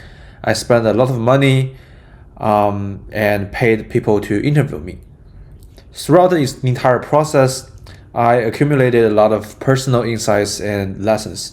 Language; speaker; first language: English; non-native, fluent; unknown